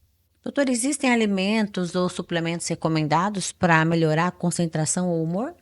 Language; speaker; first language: Portuguese; native; Portuguese